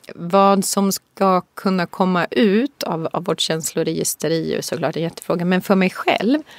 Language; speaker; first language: Swedish; native; Swedish